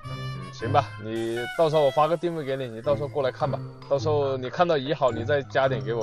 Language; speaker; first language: Chinese; native; Chinese